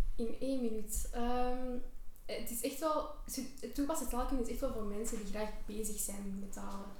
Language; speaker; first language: Dutch; early bilingual, other home language; Albanian